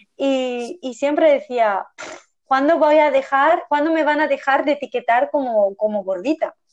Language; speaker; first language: Spanish; early bilingual, other home language; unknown